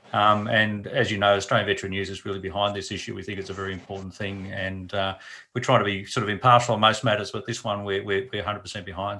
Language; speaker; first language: English; native; English